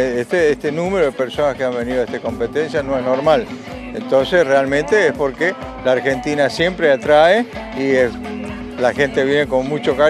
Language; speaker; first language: Spanish; native; Spanish